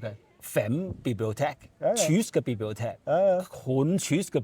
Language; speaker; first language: Danish; non-native, learner; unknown